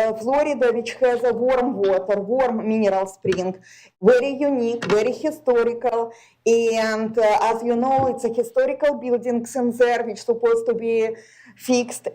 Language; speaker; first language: English; non-native, fluent; Russian